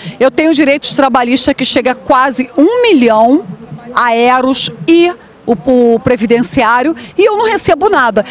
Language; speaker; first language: Portuguese; native; Portuguese